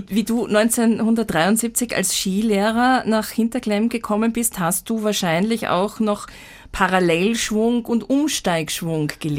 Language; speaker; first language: German; native; German